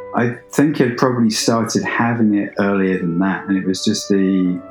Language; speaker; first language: English; native; English